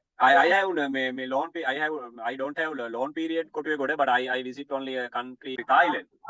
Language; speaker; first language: English; non-native, learner; Sinhala